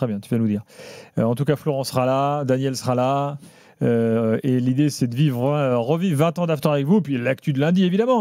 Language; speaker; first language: French; native; French